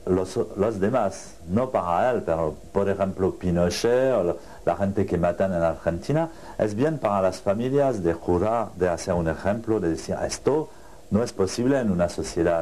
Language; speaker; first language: Spanish; non-native, learner; French